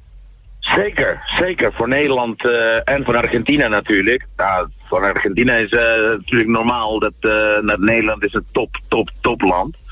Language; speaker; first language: Dutch; non-native, fluent; Spanish